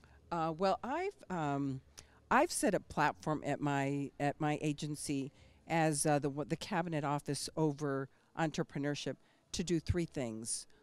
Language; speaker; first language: English; early bilingual, other home language; Spanish